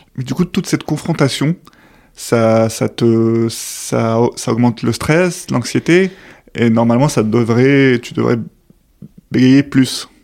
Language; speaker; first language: French; native; French